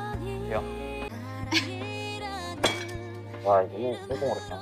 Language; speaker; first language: Korean; native; Korean